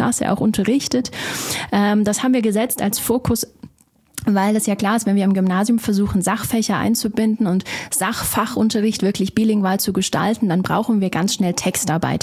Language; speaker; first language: German; native; German